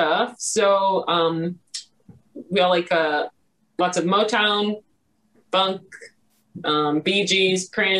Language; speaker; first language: English; native; English